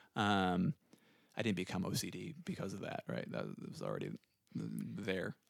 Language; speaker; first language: English; native; English